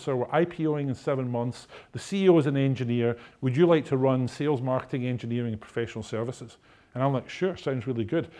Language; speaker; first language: English; native; English